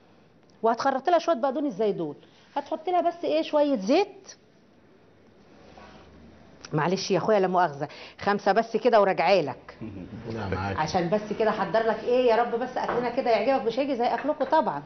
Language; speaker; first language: Arabic; native; Arabic